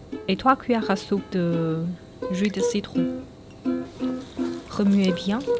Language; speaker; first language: French; non-native, fluent; Chinese